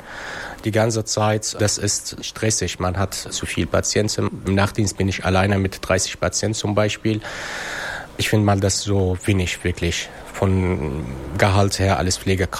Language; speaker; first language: German; non-native, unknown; Arabic